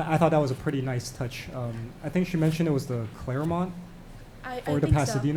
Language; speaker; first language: English; non-native, local second language; Cantonese